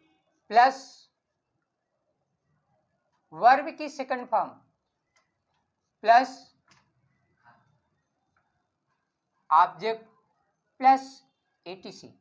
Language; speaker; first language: Hindi; native; Hindi